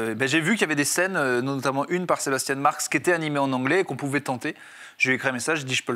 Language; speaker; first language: French; native; French